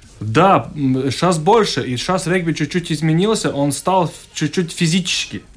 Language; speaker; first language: Russian; non-native, local second language; Latvian